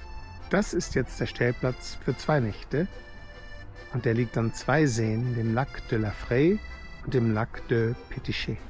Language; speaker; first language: German; native; German